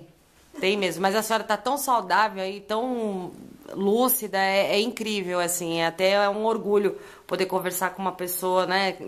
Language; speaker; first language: Portuguese; native; Portuguese